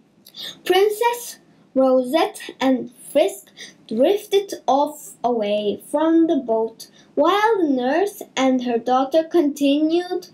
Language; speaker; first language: English; native; English